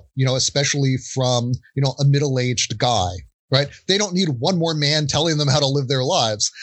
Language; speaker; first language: English; native; English